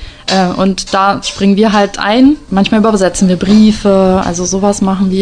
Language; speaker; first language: German; native; German